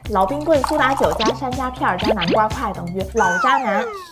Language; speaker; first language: Chinese; native; Chinese